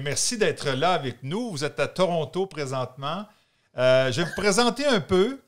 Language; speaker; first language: French; native; French